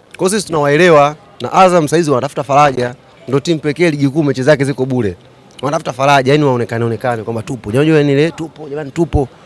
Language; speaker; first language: Swahili; native; Swahili